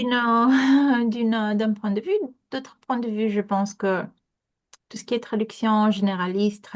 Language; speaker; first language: French; non-native, fluent; Romanian